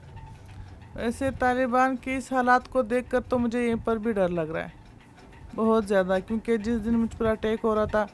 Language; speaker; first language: Hindi; non-native, fluent; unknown